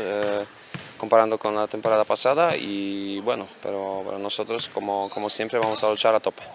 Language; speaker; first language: Spanish; non-native, fluent; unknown